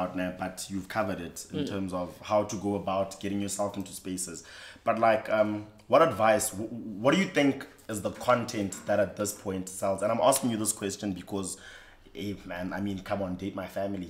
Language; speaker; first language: English; non-native, local second language; Xhosa